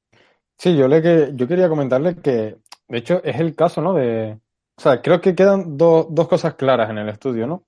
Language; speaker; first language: Spanish; native; Spanish